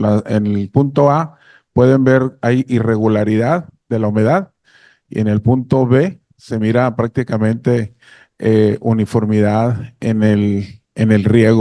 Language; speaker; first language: Spanish; native; Spanish